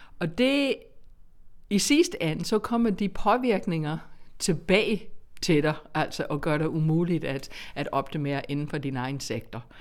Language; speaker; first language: Danish; non-native, fluent; English